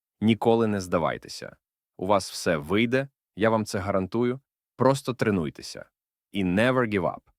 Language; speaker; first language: Ukrainian; native; Ukrainian